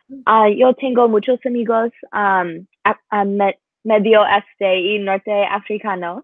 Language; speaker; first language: Spanish; non-native, learner; English